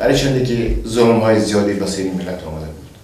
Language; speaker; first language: Persian; native; Persian